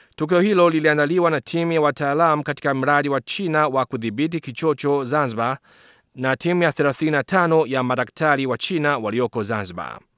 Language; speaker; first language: Swahili; non-native, fluent; Chinese